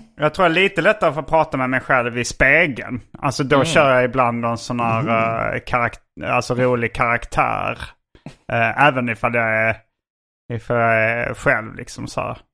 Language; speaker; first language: Swedish; native; Swedish